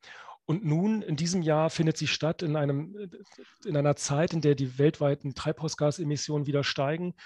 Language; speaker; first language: German; native; German